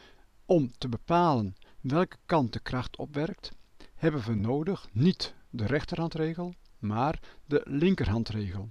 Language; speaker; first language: Dutch; native; Dutch